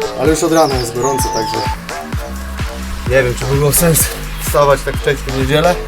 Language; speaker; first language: Polish; native; Polish